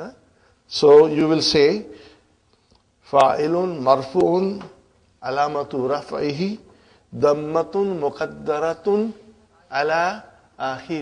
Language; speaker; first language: Arabic; non-native, fluent; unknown